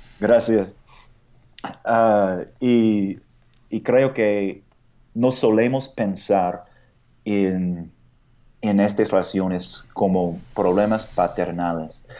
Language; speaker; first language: Spanish; non-native, fluent; English